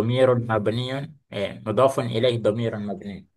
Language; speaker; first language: Arabic; non-native, fluent; Indonesian